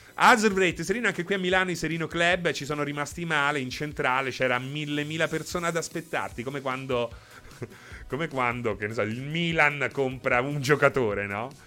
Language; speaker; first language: Italian; native; Italian